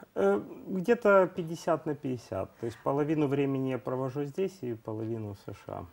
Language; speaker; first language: Russian; native; Russian